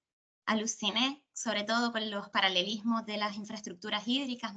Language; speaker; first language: Spanish; native; Spanish